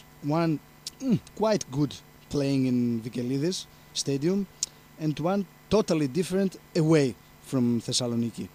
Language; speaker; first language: English; non-native, fluent; Greek